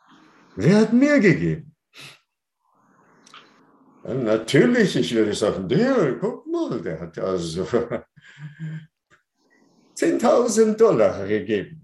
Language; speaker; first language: German; non-native, fluent; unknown